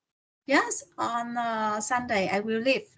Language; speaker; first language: English; non-native, learner; Vietnamese